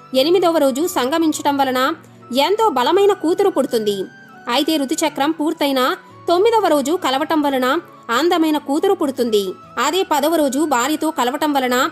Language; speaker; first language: Telugu; native; Telugu